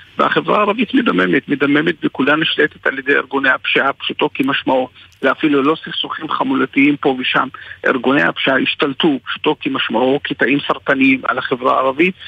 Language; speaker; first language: Hebrew; non-native, local second language; Arabic